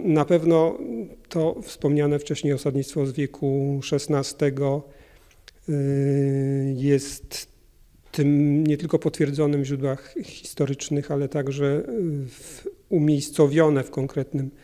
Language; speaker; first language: Polish; native; Polish